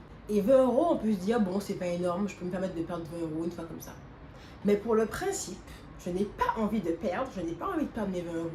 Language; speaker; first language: French; native; French